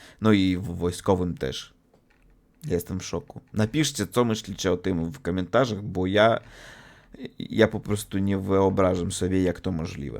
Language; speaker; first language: Polish; non-native, fluent; Russian